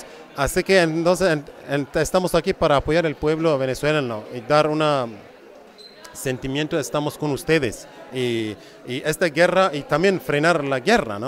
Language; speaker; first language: Spanish; non-native, fluent; Kurdish